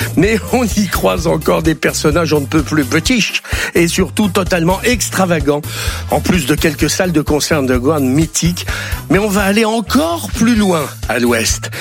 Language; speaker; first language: French; native; French